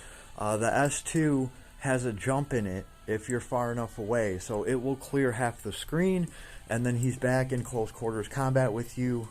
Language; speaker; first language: English; native; English